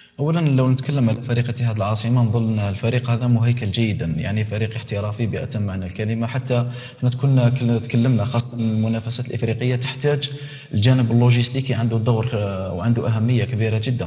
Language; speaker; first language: Arabic; native; Arabic